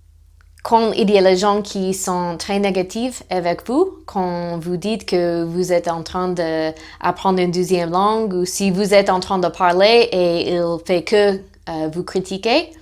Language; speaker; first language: French; non-native, fluent; English